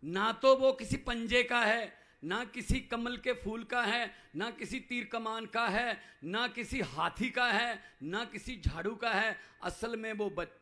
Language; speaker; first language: Hindi; non-native, local second language; Punjabi